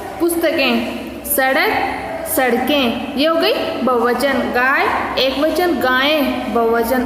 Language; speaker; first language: Hindi; native; Hindi